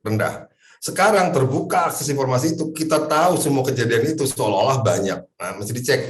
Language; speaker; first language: Indonesian; native; Indonesian